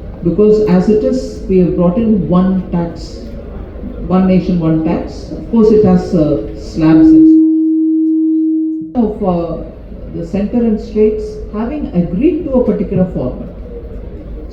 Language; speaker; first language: English; non-native, local second language; Tamil